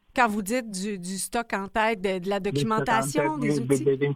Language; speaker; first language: French; native; French